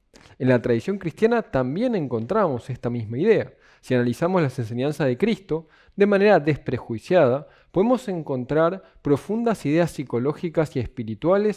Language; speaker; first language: Spanish; native; Spanish